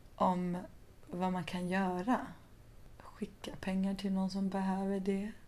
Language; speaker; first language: Swedish; early bilingual, other home language; Persian